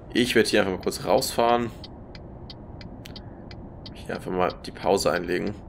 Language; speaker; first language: German; native; German